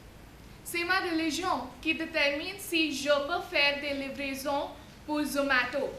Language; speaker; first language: French; non-native, fluent; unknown